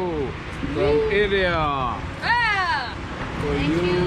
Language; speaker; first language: English; non-native, learner; Persian